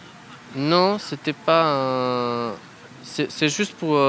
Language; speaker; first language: French; non-native, learner; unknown